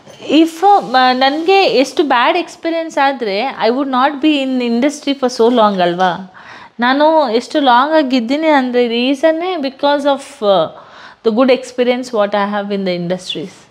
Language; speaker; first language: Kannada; non-native, local second language; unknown